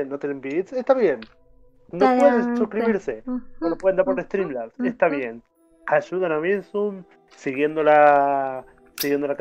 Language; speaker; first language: Spanish; native; Spanish